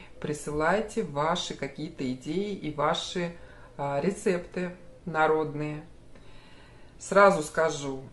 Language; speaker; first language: Russian; native; Russian